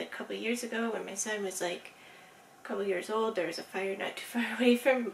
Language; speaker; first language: English; native; English